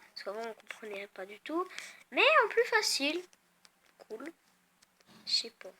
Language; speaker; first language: French; native; French